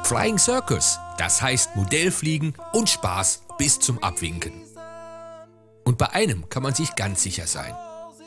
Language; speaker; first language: German; native; German